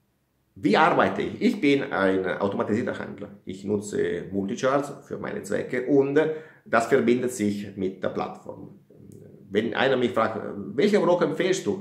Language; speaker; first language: German; non-native, fluent; Italian